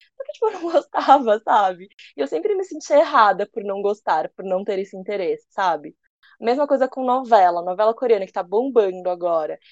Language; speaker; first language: Portuguese; early bilingual, other home language; Korean